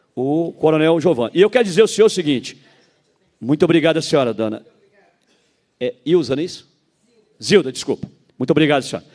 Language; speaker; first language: Portuguese; native; Portuguese